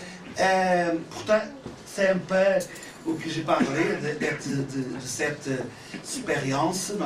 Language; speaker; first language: French; non-native, learner; Portuguese